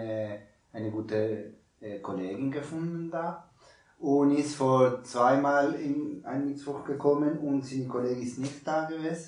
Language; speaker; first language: German; non-native, learner; Spanish